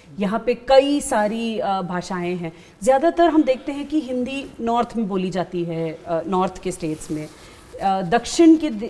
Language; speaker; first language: Hindi; native; Hindi